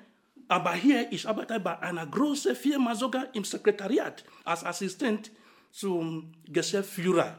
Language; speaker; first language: German; non-native, fluent; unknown